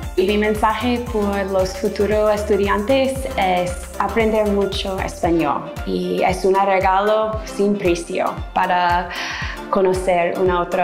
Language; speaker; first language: Spanish; non-native, learner; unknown